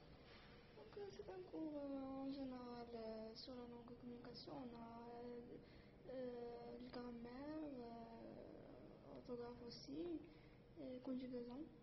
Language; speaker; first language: French; non-native, learner; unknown